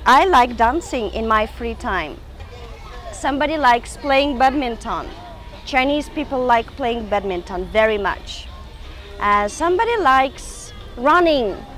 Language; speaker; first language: English; non-native, fluent; Russian